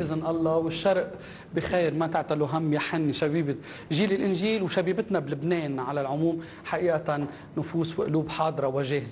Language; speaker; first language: Arabic; native; Arabic